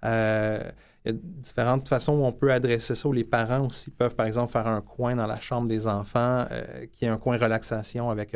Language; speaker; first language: French; native; French